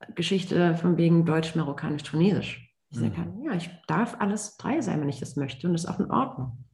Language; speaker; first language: German; native; German